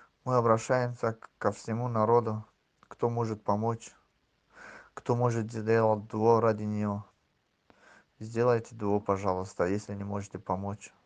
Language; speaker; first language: Russian; non-native, learner; Tajik